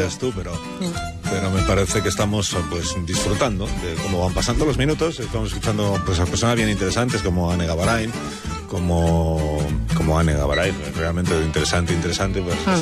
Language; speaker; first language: Spanish; native; Spanish